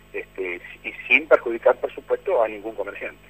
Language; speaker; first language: Spanish; native; Spanish